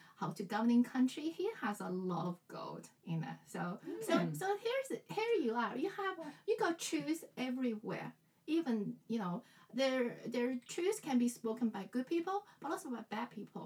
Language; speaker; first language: English; non-native, fluent; Chinese